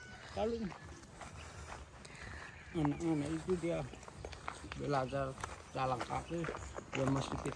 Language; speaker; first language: Indonesian; non-native, local second language; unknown